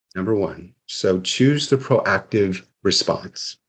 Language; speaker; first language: English; native; English